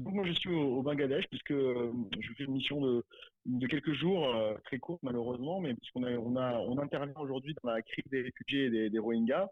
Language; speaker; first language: French; native; French